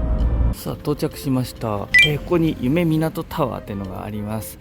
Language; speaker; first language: Japanese; native; Japanese